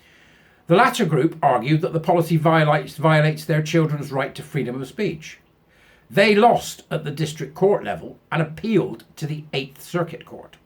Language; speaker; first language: English; native; English